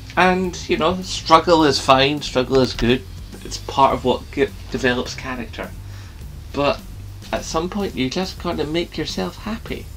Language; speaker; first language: English; native; English